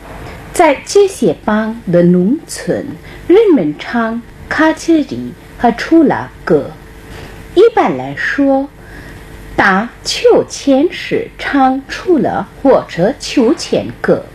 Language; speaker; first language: Chinese; non-native, fluent; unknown